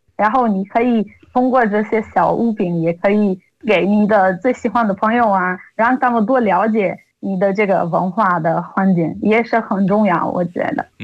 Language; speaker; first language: Chinese; non-native, fluent; Italian